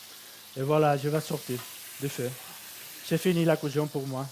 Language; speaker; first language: French; non-native, fluent; Catalan